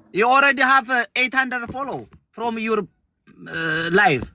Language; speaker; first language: English; non-native, learner; Amharic